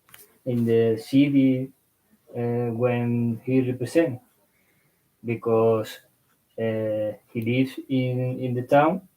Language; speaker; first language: English; non-native, learner; Spanish